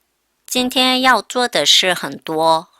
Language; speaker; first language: Chinese; non-native, fluent; Korean